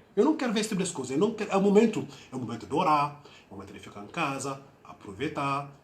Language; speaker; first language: Portuguese; non-native, fluent; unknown